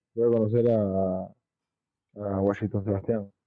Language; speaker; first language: Spanish; native; Spanish